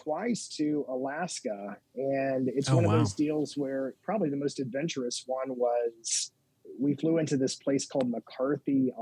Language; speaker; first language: English; native; English